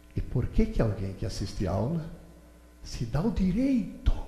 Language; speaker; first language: Portuguese; early bilingual, other home language; Italian